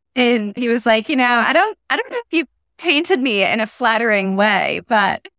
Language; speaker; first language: English; native; English